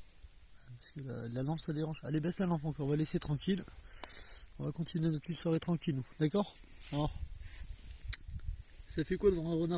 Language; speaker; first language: French; native; French